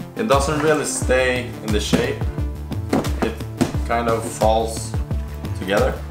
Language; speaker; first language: English; non-native, fluent; Swedish